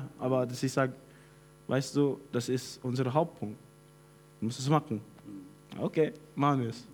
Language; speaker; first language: German; non-native, fluent; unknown